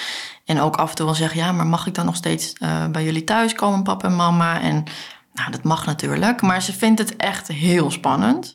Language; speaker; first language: Dutch; native; Dutch